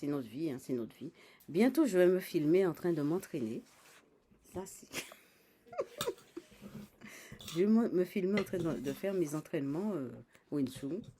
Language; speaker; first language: French; native; French